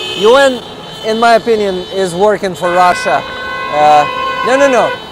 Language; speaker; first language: English; non-native, fluent; Ukrainian